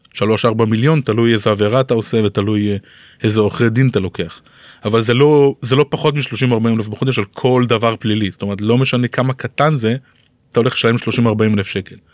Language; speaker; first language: Hebrew; native; Hebrew